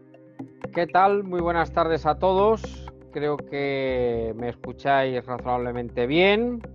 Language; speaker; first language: Spanish; native; Spanish